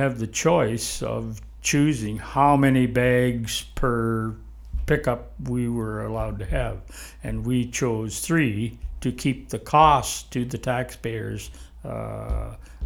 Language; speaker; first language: English; native; English